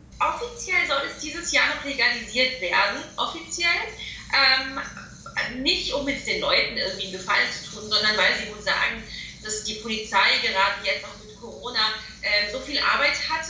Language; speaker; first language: German; native; German